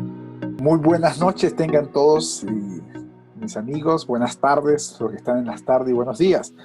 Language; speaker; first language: Spanish; native; Spanish